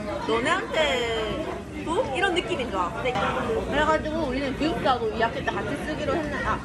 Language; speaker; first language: Korean; native; Korean